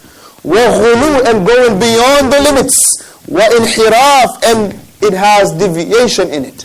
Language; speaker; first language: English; non-native, fluent; Arabic